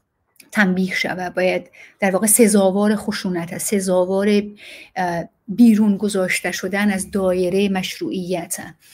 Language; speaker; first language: Persian; native; Persian